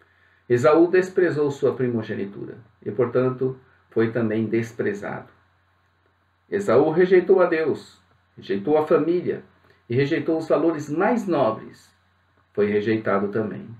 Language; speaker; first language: Portuguese; native; Portuguese